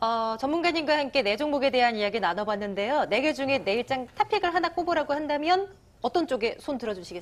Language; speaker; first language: Korean; native; Korean